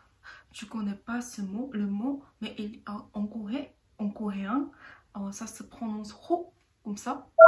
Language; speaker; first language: French; non-native, learner; Korean